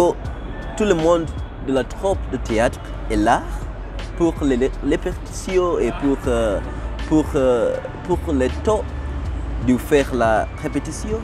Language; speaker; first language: French; non-native, learner; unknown